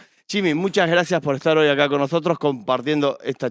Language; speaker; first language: Spanish; native; Spanish